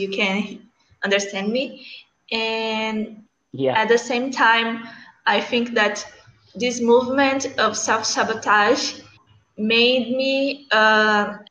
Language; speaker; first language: English; non-native, learner; Portuguese